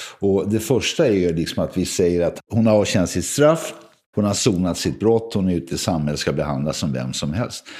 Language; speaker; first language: Swedish; native; Swedish